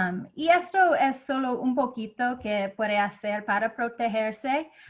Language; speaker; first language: Spanish; non-native, fluent; English